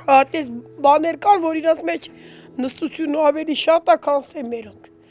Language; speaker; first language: Armenian; non-native, local second language; Assyrian Neo-Aramaic